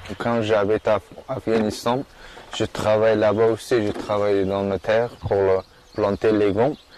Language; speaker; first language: French; non-native, learner; Persian